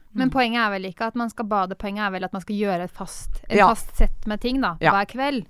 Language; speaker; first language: Norwegian; native; Norwegian